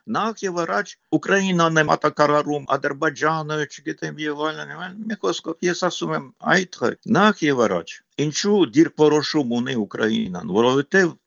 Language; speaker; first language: Armenian; non-native, fluent; Ukrainian